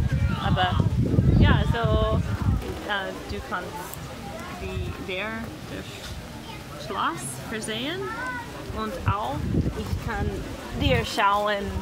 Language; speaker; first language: German; non-native, learner; English